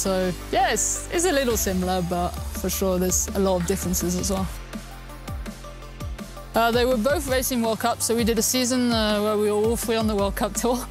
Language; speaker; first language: English; early bilingual, heritage; English